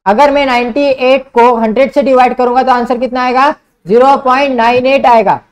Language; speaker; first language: Hindi; non-native, local second language; Marathi